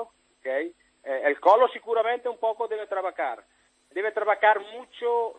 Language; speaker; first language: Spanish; non-native, learner; Italian